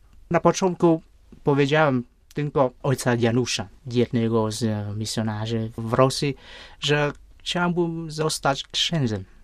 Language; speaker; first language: Polish; non-native, fluent; Vietnamese